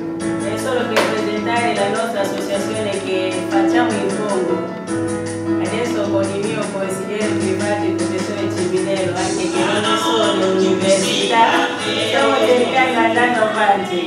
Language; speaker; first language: Italian; non-native, fluent; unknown